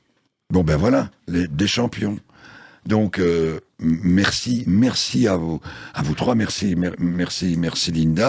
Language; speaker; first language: French; native; French